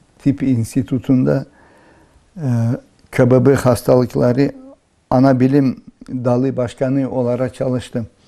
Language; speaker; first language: Turkish; early bilingual, heritage; Turkish